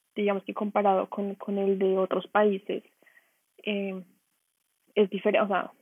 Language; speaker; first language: Spanish; native; Spanish